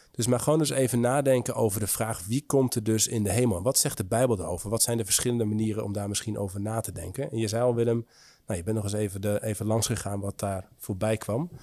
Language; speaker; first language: Dutch; native; Dutch